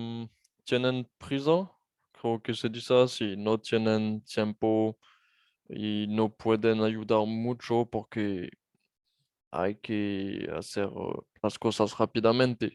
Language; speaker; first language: Spanish; non-native, fluent; French